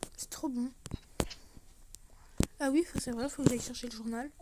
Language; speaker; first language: French; native; French